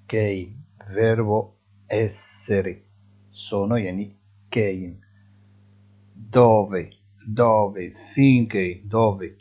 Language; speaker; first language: Italian; non-native, fluent; Arabic